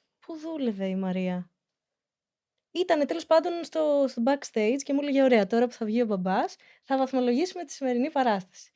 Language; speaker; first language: Greek; native; Greek